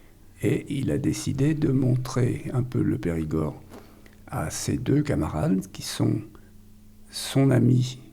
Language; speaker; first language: French; native; French